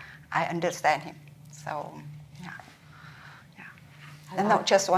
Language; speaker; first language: English; non-native, learner; Vietnamese